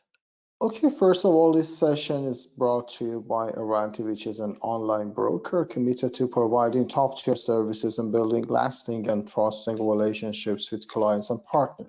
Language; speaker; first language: English; non-native, fluent; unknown